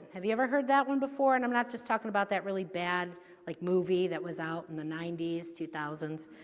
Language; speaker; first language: English; native; English